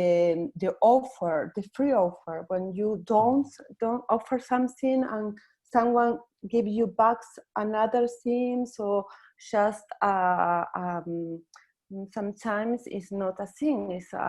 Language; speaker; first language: English; non-native, learner; Spanish